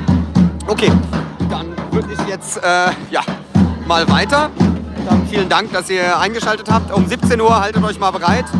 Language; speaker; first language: German; native; German